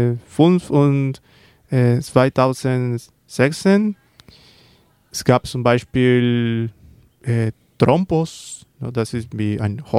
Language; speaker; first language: German; non-native, learner; Spanish